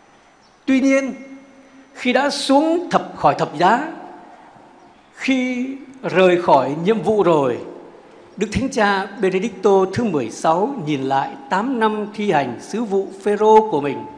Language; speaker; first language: Vietnamese; native; Vietnamese